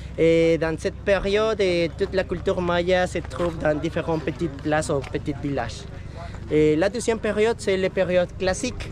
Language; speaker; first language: French; non-native, learner; Spanish